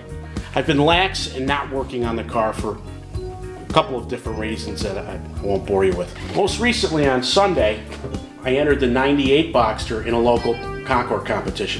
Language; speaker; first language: English; native; English